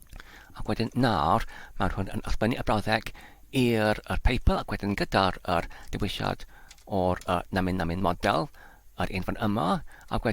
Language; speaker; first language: Welsh; non-native, learner; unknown